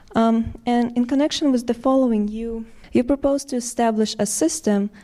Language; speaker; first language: English; non-native, fluent; Ukrainian